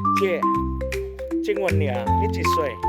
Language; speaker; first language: Chinese; non-native, learner; Filipino